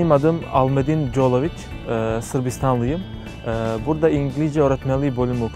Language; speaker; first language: Turkish; non-native, fluent; Serbian